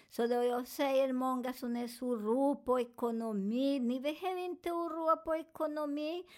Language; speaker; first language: Swedish; non-native, learner; Spanish